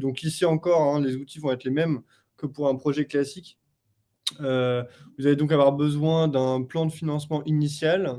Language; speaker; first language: French; native; French